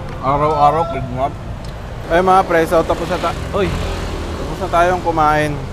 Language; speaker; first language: Filipino; native; Filipino